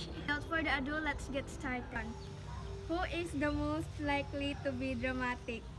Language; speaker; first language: English; non-native, local second language; Filipino